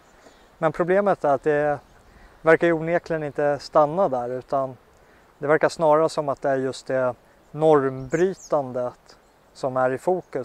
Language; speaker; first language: Swedish; native; Swedish